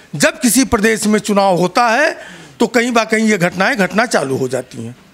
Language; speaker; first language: Hindi; native; Hindi